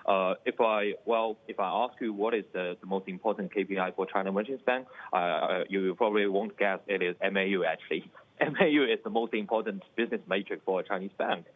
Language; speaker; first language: English; non-native, fluent; Chinese